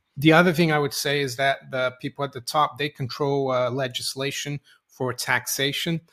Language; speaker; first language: English; non-native, fluent; Portuguese